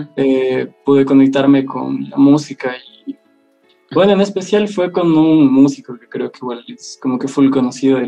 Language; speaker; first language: Spanish; native; Spanish